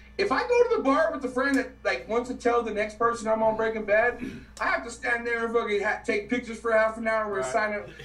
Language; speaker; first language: English; native; English